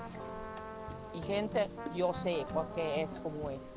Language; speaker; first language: Spanish; non-native, fluent; Dutch